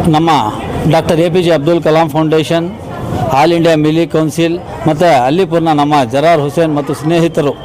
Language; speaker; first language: Kannada; non-native, local second language; Urdu